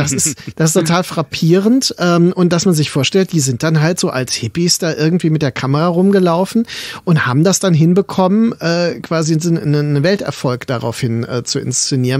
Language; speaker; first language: German; native; German